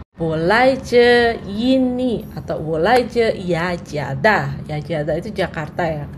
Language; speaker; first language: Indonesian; non-native, local second language; Javanese